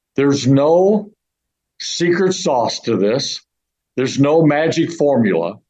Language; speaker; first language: English; native; English